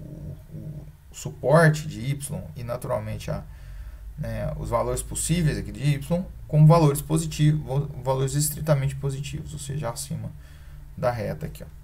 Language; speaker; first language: Portuguese; native; Portuguese